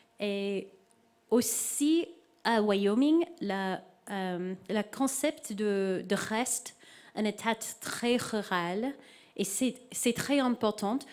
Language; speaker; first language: French; non-native, learner; English